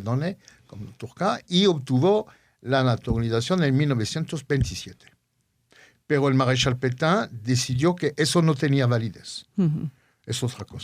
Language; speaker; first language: Spanish; early bilingual, heritage; Ladino